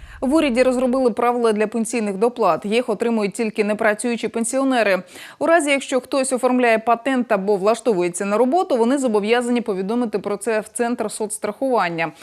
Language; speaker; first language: Ukrainian; native; Ukrainian